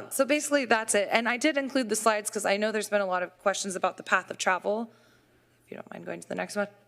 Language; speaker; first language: English; native; English